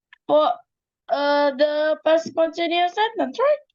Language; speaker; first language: English; non-native, learner; Indonesian